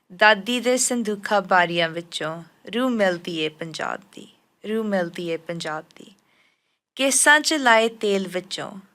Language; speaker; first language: Punjabi; early bilingual, heritage; Punjabi